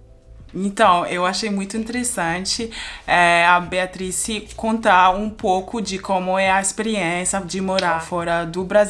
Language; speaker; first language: Portuguese; non-native, fluent; German